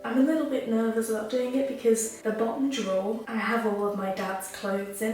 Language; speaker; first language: English; native; English